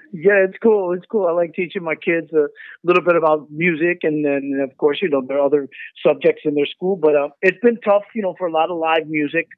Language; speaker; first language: English; native; English